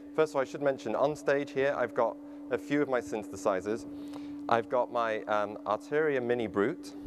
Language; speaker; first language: English; native; English